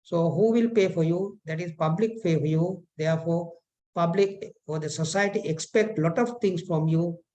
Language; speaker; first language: English; non-native, local second language; Sinhala